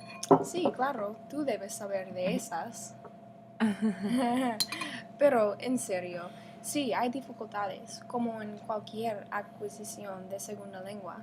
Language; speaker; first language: Spanish; non-native, learner; English